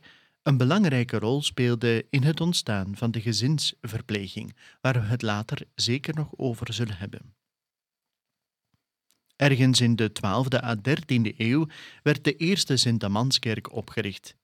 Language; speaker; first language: Dutch; native; Dutch